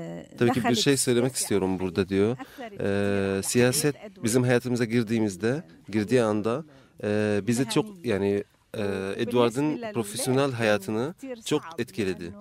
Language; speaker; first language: Turkish; non-native, fluent; Arabic